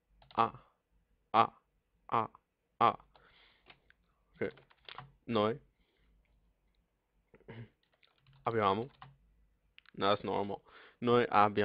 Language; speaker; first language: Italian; non-native, learner; English